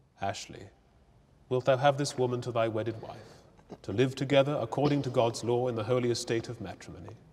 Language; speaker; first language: English; native; English